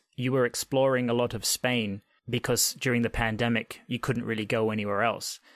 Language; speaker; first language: English; native; English